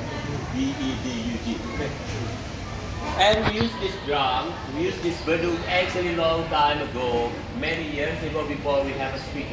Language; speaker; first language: English; non-native, fluent; Indonesian